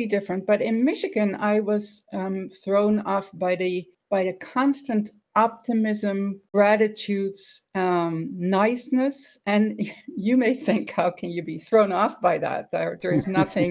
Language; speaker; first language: English; non-native, fluent; Dutch